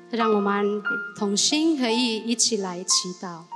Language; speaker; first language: Chinese; native; Chinese